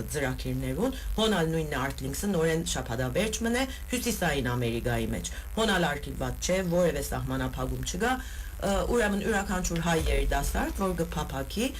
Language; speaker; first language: Armenian; early bilingual, heritage; Armenian